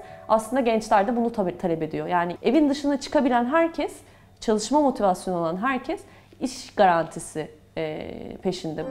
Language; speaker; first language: Turkish; native; Turkish